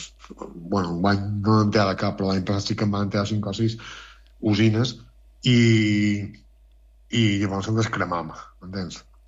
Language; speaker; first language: Catalan; native; Catalan